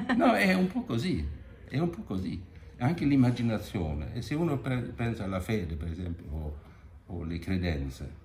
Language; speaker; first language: Italian; non-native, fluent; Swedish